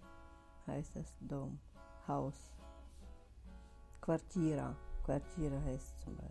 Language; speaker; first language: German; non-native, learner; Russian